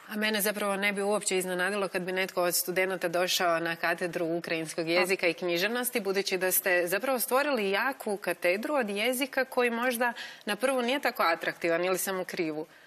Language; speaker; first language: Croatian; native; Croatian